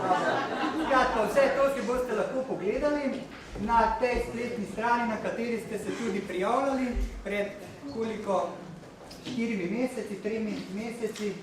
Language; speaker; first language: Slovenian; native; Slovenian